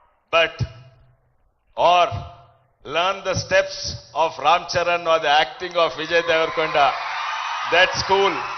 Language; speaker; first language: English; non-native, local second language; Telugu